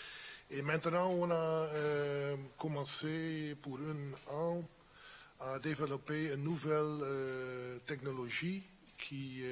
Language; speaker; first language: French; non-native, fluent; Dutch